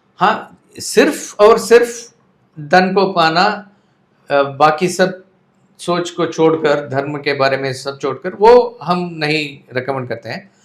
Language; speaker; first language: Hindi; non-native, local second language; Tamil